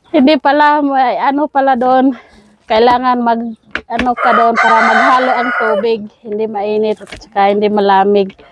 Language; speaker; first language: Filipino; non-native, local second language; Cebuano